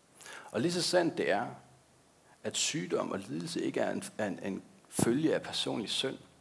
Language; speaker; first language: Danish; native; Danish